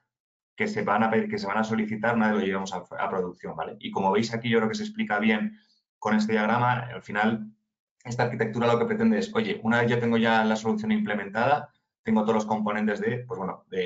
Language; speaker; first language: Spanish; native; Spanish